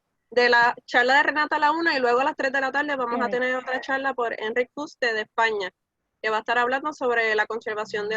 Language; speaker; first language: Spanish; native; Spanish